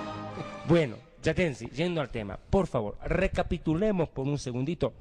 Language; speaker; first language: Spanish; native; Spanish